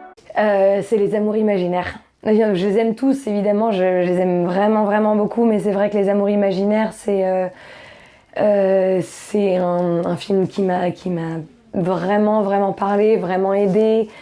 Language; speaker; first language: French; native; French